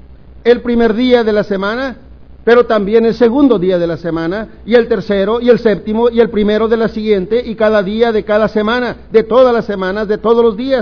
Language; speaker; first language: Spanish; native; Spanish